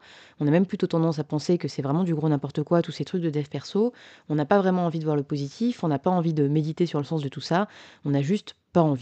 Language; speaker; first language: French; native; French